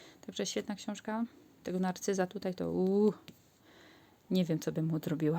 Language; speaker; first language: Polish; native; Polish